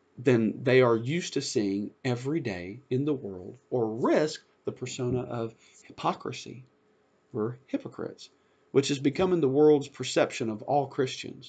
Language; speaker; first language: English; native; English